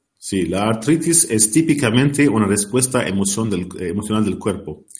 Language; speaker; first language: Spanish; non-native, learner; Arabic